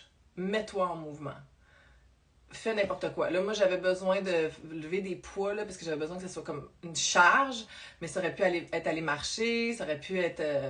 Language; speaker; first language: French; native; French